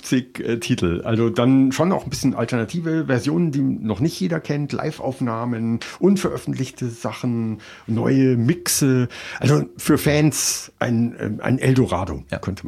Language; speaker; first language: German; native; German